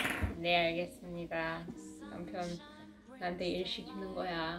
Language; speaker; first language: Korean; non-native, fluent; Russian